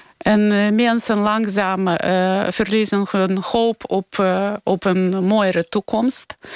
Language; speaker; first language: Dutch; non-native, fluent; Romanian